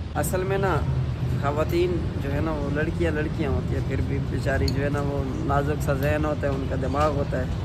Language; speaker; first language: Urdu; non-native, local second language; Punjabi